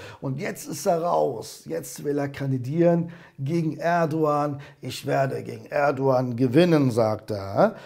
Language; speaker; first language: German; early bilingual, other home language; Turkish